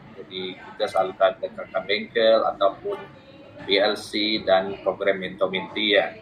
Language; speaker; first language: Malay; non-native, local second language; Iban